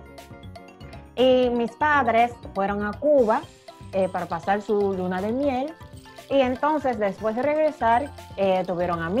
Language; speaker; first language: Spanish; non-native, fluent; Japanese